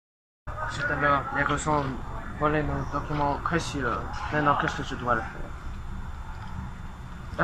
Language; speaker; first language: French; non-native, learner; English